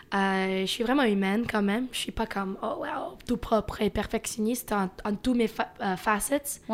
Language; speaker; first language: French; early bilingual, other home language; Russian